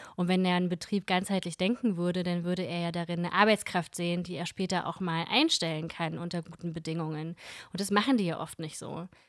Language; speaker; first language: German; early bilingual, other home language; Russian